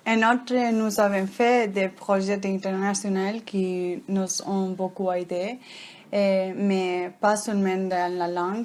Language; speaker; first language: French; non-native, learner; Spanish